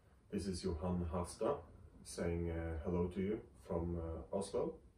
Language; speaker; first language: English; non-native, fluent; Norwegian